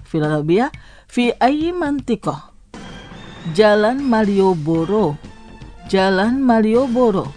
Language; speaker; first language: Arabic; non-native, fluent; Indonesian